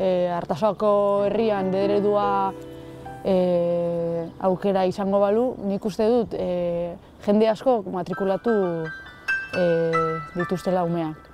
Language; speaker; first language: Basque; non-native, local second language; Spanish